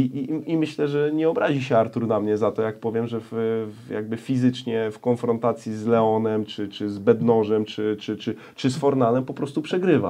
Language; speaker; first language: Polish; native; Polish